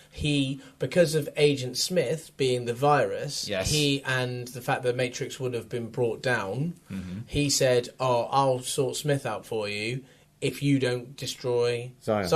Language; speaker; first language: English; native; English